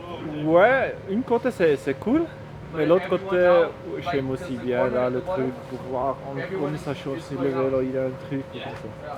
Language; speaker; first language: French; non-native, fluent; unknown